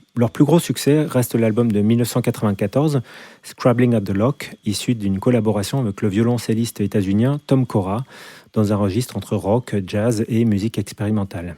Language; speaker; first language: French; native; French